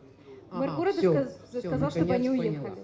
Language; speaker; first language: Russian; native; Russian